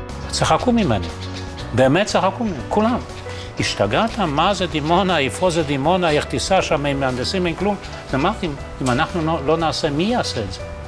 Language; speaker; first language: Hebrew; non-native, fluent; Polish